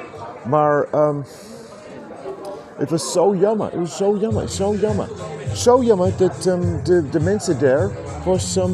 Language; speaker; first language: Dutch; non-native, learner; English